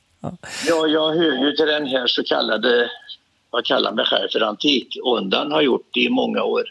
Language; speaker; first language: Swedish; native; Swedish